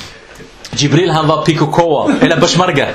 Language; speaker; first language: Danish; non-native, fluent; Arabic